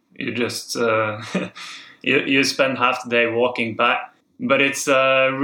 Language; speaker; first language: English; non-native, fluent; Norwegian